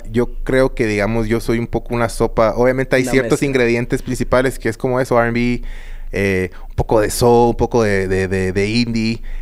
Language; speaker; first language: Spanish; native; Spanish